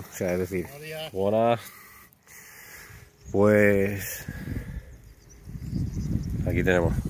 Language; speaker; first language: Spanish; native; Spanish